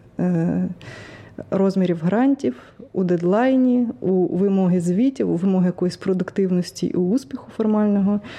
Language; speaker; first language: Ukrainian; native; Ukrainian